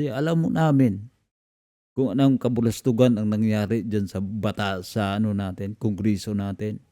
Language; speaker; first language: Filipino; non-native, local second language; Cebuano